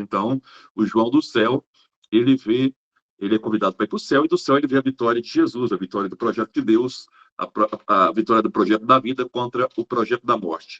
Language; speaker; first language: Portuguese; native; Portuguese